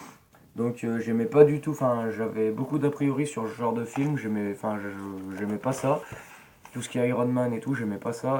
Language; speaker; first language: French; native; French